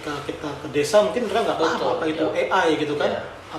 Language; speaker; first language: Indonesian; native; Indonesian